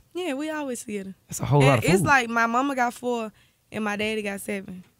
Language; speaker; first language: English; native; English